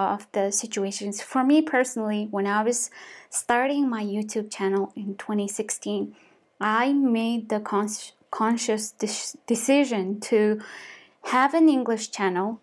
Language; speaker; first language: English; non-native, fluent; Mongolian